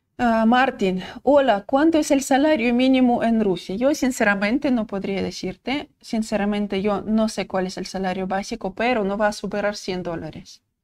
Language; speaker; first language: Spanish; non-native, fluent; Russian